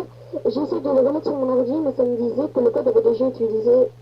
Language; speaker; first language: French; native; French